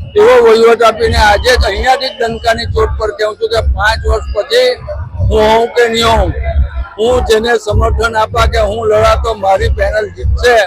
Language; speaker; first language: Gujarati; native; Gujarati